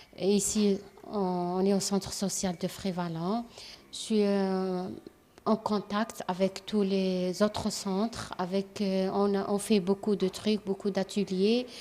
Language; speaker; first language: French; non-native, local second language; Arabic